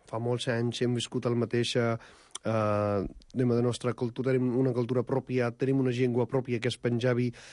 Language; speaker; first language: Catalan; non-native, fluent; Punjabi